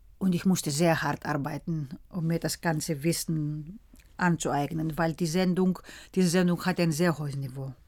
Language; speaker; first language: German; early bilingual, other home language; Greek